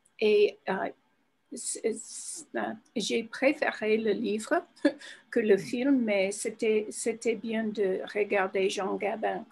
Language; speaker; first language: French; non-native, fluent; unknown